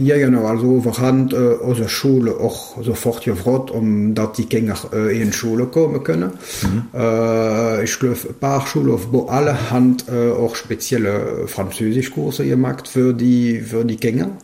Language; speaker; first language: German; non-native, local second language; French